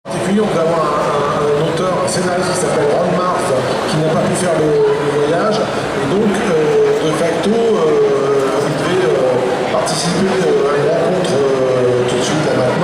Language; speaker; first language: French; native; French